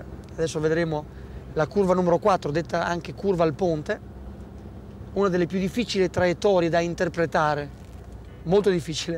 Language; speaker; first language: Italian; native; Italian